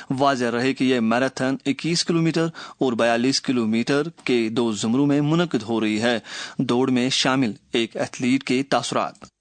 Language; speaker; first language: Urdu; non-native, local second language; Kashmiri